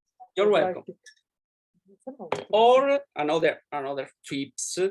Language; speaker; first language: English; non-native, learner; Italian